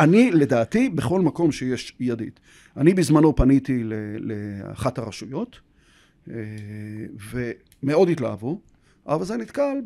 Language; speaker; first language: Hebrew; native; Hebrew